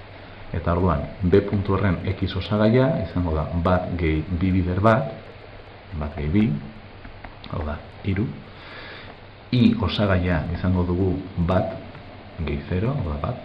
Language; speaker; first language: Basque; native; Basque